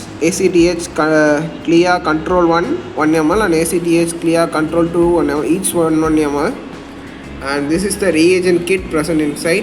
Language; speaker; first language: English; non-native, local second language; Tamil